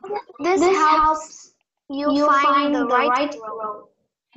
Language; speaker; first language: English; non-native, learner; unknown